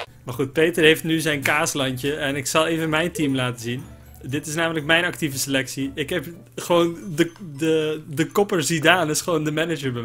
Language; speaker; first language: Dutch; native; Dutch